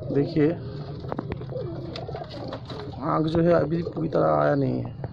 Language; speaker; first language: Hindi; non-native, local second language; Bangla